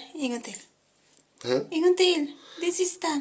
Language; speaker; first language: Swedish; non-native, learner; Filipino